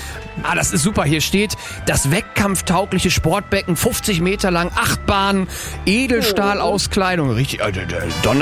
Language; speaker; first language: German; native; German